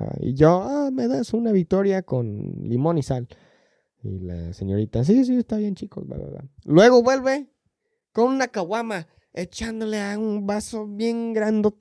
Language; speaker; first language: Spanish; non-native, fluent; English